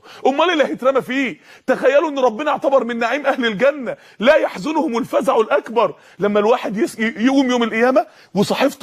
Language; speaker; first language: Arabic; native; Arabic